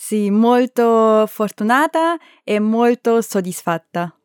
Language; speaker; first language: Italian; non-native, learner; German